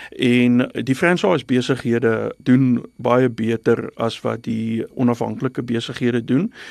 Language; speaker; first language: Afrikaans; non-native, local second language; English